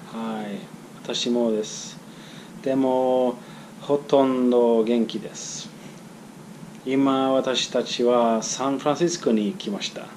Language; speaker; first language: Japanese; non-native, learner; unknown